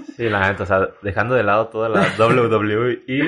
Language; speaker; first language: Spanish; native; Spanish